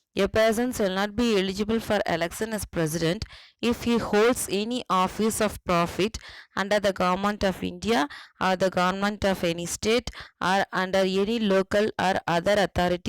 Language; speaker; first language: English; non-native, local second language; Tamil